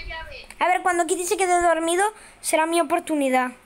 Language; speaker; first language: Spanish; native; Spanish